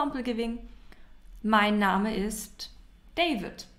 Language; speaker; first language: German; non-native, fluent; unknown